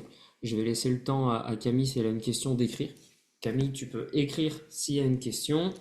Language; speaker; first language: French; native; French